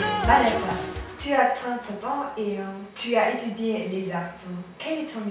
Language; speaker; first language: French; non-native, learner; German